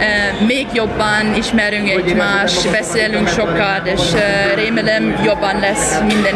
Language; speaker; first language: Hungarian; non-native, learner; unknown